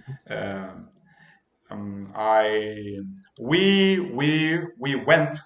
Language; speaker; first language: English; non-native, learner; Portuguese